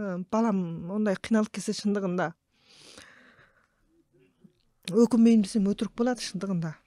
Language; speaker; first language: Kazakh; early bilingual, heritage; Kazakh